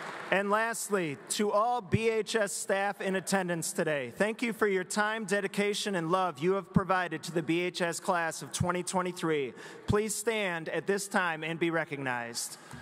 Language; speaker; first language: English; native; English